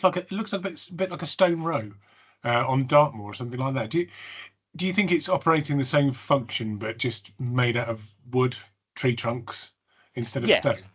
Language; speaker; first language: English; native; English